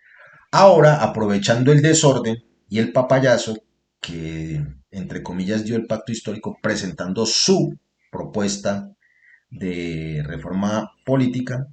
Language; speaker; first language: Spanish; native; Spanish